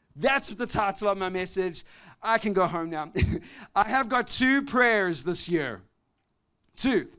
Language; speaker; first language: English; native; English